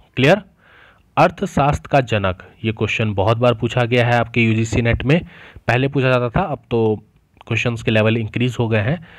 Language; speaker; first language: Hindi; native; Hindi